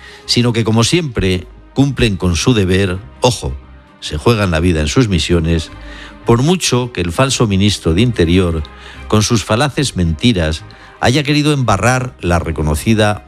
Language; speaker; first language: Spanish; native; Spanish